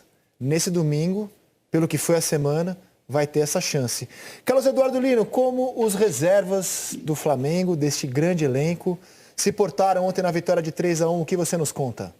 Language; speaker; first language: Portuguese; native; Portuguese